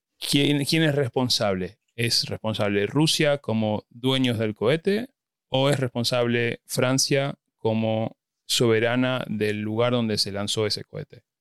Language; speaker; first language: Spanish; native; Spanish